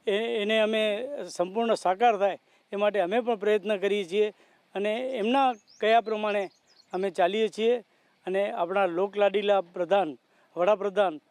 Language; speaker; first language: Gujarati; native; Gujarati